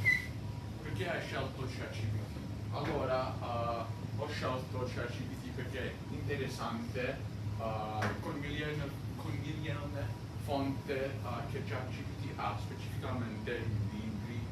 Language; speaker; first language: Italian; non-native, learner; English